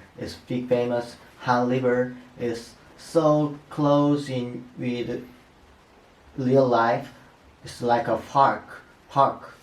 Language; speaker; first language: English; non-native, learner; Korean